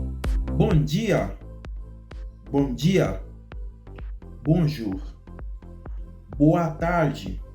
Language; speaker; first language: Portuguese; non-native, learner; Haitian Creole